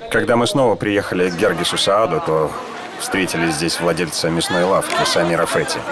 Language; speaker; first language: Russian; native; Russian